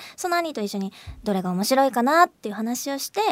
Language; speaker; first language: Japanese; native; Japanese